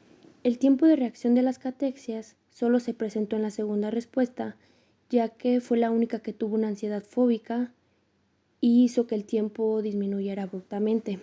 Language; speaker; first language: Spanish; native; Spanish